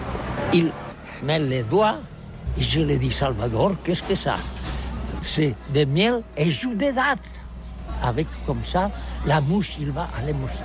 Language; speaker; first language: French; non-native, learner; Catalan